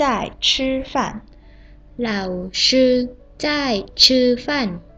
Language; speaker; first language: Chinese; non-native, learner; Thai